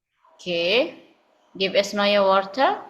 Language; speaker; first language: German; non-native, fluent; Indonesian